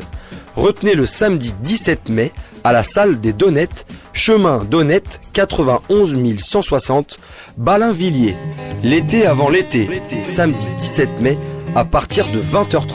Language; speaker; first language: French; native; French